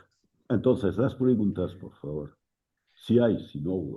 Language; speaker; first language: Spanish; non-native, fluent; French